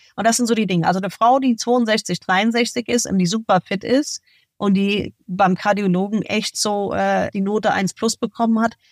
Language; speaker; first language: German; non-native, fluent; English